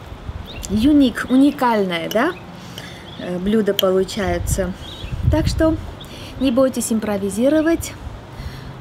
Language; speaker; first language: Russian; non-native, local second language; Armenian